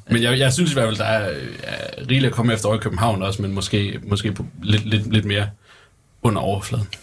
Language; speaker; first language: Danish; native; Danish